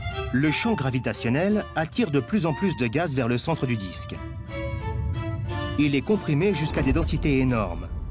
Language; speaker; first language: French; native; French